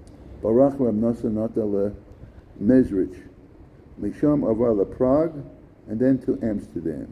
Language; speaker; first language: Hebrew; non-native, fluent; English